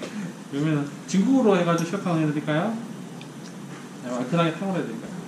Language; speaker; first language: Korean; native; Korean